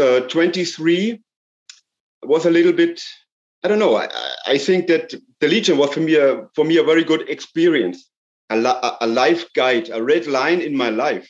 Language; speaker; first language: English; non-native, fluent; German